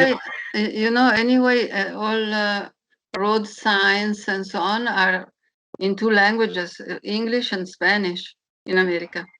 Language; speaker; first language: English; non-native, learner; Italian